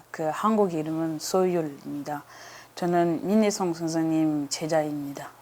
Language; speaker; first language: Korean; non-native, learner; French